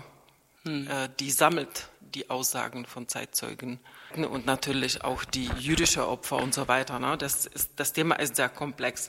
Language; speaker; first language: German; non-native, fluent; Czech